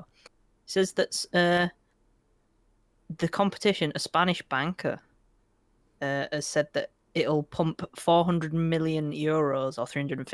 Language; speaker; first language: English; native; English